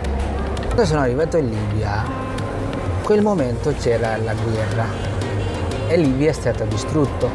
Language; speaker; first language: Italian; non-native, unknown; Bangla